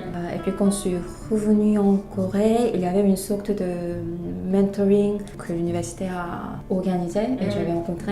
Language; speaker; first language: French; non-native, fluent; Korean